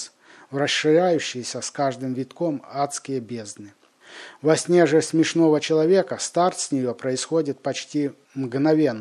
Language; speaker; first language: Russian; native; Russian